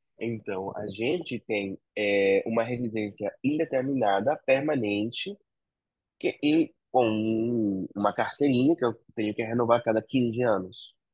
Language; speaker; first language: Portuguese; non-native, fluent; Spanish